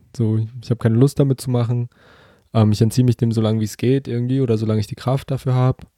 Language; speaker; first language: German; early bilingual, other home language; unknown